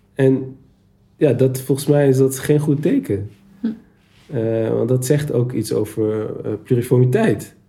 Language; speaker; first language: Dutch; early bilingual, other home language; Turkish